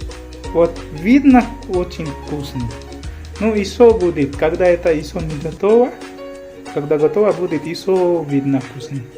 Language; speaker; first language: Russian; non-native, learner; Hindi